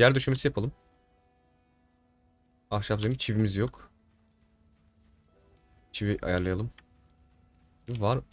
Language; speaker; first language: Turkish; native; Turkish